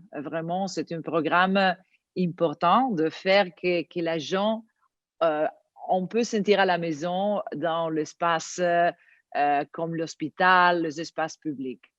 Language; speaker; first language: French; non-native, learner; Italian